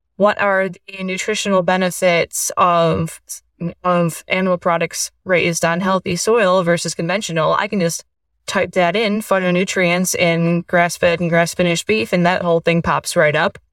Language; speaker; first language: English; native; English